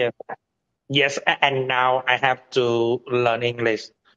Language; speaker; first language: English; non-native, learner; Vietnamese